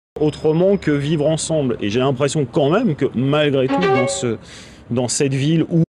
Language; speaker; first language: French; native; French